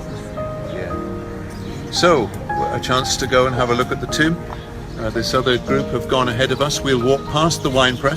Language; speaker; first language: English; native; English